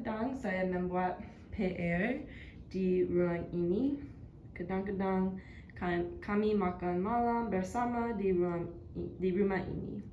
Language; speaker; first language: Indonesian; non-native, learner; English